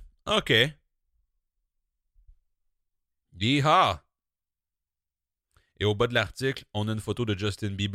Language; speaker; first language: French; native; French